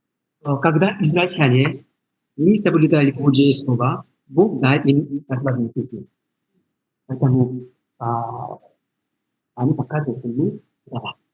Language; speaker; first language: Russian; non-native, learner; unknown